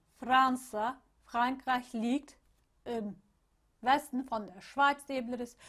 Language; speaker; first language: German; non-native, fluent; Turkish